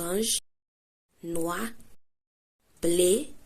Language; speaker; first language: Haitian Creole; early bilingual, heritage; Haitian Creole